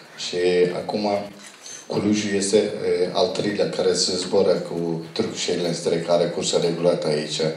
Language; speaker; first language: Romanian; non-native, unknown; Turkish